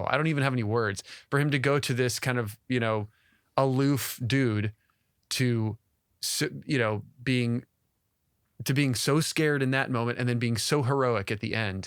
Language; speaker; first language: English; native; English